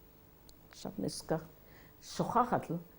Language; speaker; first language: Hebrew; non-native, fluent; Yiddish